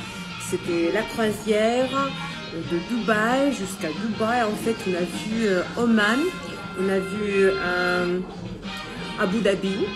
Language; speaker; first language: French; non-native, fluent; Russian